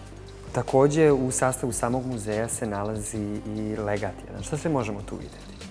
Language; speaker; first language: Bosnian; native; Bosnian